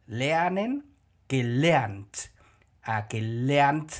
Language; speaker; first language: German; non-native, fluent; Khmer